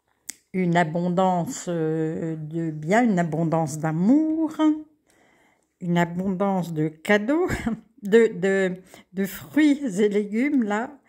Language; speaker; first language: French; native; French